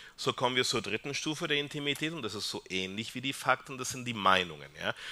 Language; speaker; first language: German; non-native, fluent; Spanish